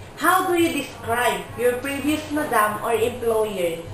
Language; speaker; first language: English; non-native, local second language; Cebuano